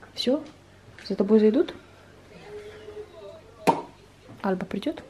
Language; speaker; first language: Russian; native; Russian